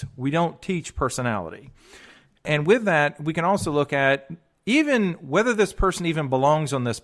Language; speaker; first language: English; native; English